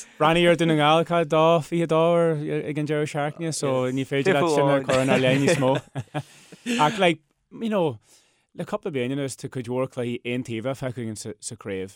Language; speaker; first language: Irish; non-native, local second language; English